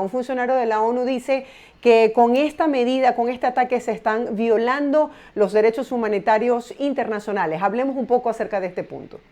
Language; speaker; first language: Spanish; native; Spanish